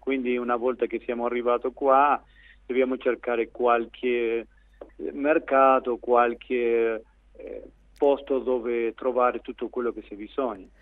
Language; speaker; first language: Italian; non-native, fluent; Spanish